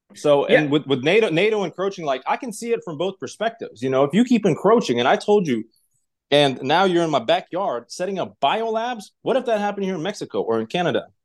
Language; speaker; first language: English; non-native, fluent; Uzbek